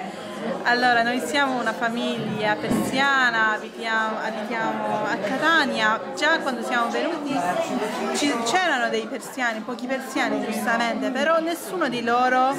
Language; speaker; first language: Italian; early bilingual, other home language; Persian